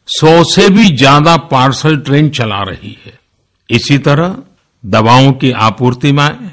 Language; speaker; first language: Hindi; non-native, local second language; Gujarati